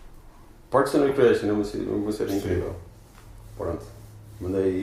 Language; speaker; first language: Portuguese; native; Portuguese